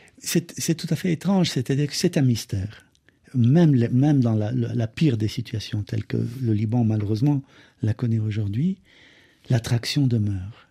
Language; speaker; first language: French; native; French